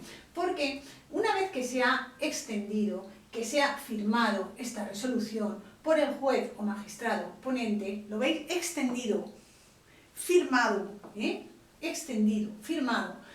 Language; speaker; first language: Spanish; native; Spanish